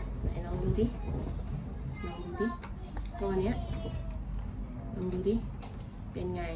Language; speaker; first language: Thai; native; Thai